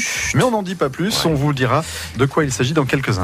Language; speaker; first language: French; native; French